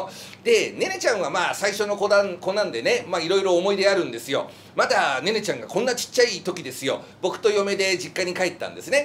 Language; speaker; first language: Japanese; native; Japanese